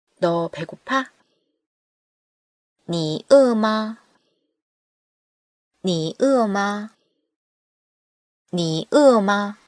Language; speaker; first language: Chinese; non-native, fluent; Korean